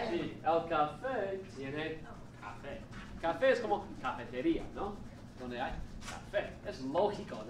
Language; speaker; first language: Spanish; non-native, fluent; English